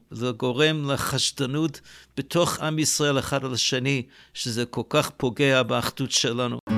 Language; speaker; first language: Hebrew; non-native, fluent; English